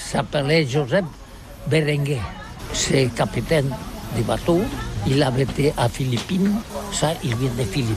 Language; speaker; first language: French; non-native, learner; Catalan